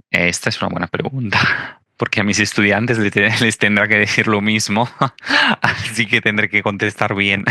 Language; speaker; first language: Spanish; non-native, fluent; Italian